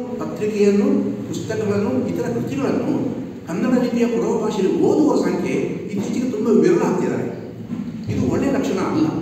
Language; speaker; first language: Kannada; non-native, local second language; Kodava